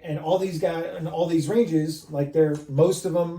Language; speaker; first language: English; native; English